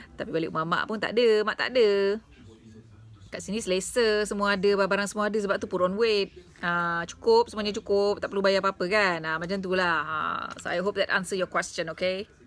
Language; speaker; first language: Malay; native; Malay